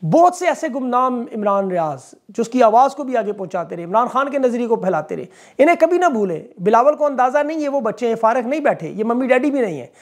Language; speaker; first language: Urdu; native; Urdu